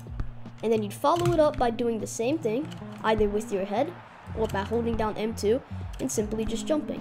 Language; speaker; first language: English; native; English